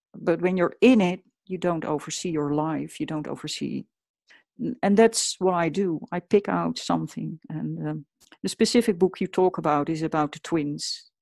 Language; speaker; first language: English; non-native, fluent; Dutch